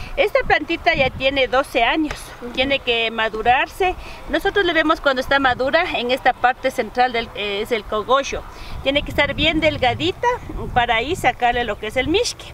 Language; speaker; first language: Spanish; native; Spanish